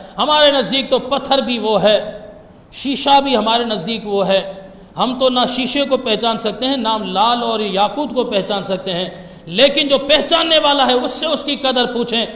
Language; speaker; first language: Urdu; non-native, local second language; Sindhi